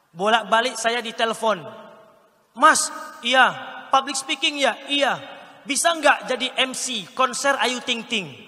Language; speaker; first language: Indonesian; native; Indonesian